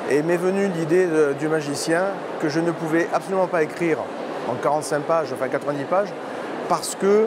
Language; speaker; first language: French; native; French